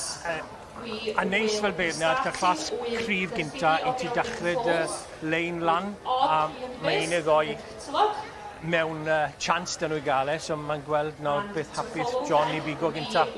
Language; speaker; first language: Welsh; native; Welsh